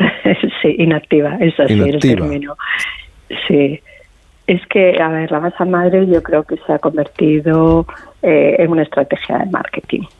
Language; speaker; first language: Spanish; native; Spanish